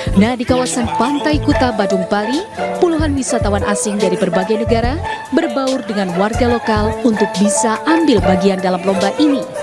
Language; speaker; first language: Indonesian; native; Indonesian